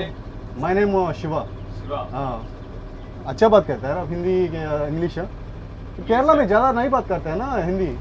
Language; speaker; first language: Hindi; non-native, local second language; Telugu